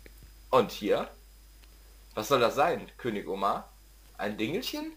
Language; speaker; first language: German; native; German